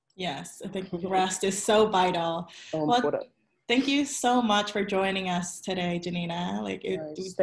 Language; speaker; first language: English; native; English